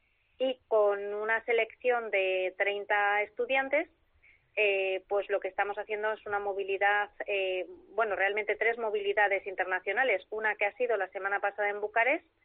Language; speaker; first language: Spanish; native; Spanish